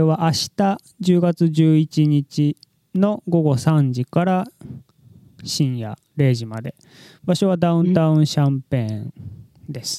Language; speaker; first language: Japanese; native; Japanese